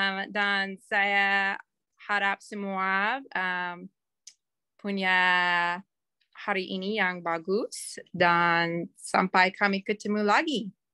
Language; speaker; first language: Indonesian; non-native, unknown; English